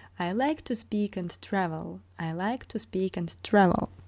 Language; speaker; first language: English; non-native, fluent; Russian